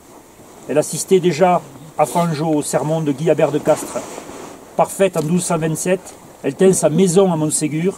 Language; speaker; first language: French; native; French